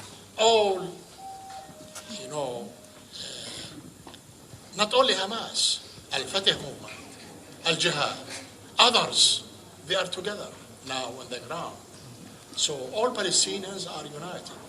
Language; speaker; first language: English; non-native, fluent; Arabic